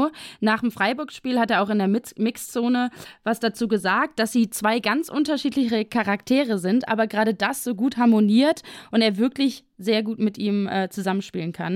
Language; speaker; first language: German; native; German